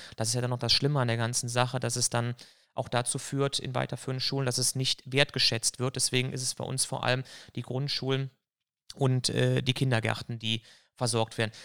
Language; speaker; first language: German; native; German